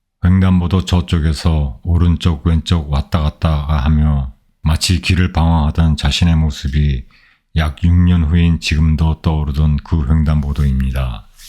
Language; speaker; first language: Korean; native; Korean